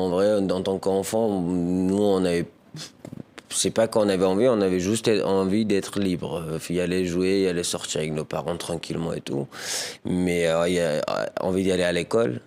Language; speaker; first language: French; early bilingual, other home language; Persian